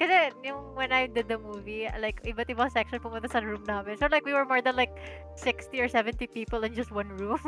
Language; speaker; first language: English; non-native, local second language; Filipino